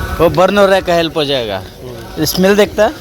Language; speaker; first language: Hindi; non-native, local second language; Kannada